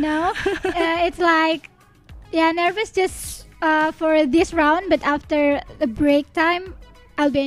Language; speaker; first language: English; non-native, learner; Indonesian